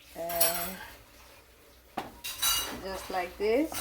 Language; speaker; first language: English; non-native, learner; Hindi